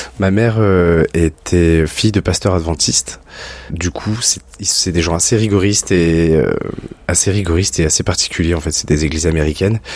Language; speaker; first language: French; native; French